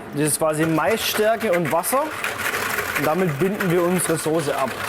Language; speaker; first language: German; native; German